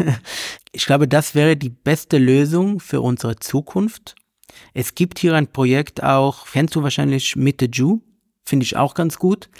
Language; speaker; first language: German; non-native, learner; Hebrew